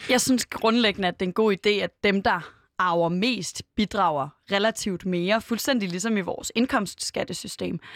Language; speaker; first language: Danish; native; Danish